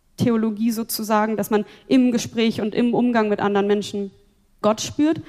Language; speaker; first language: German; native; German